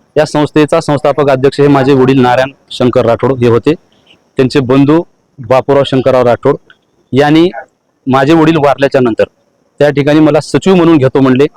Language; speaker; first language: Marathi; non-native, local second language; Lambadi